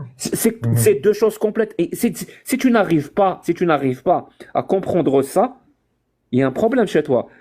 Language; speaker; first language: French; non-native, local second language; Arabic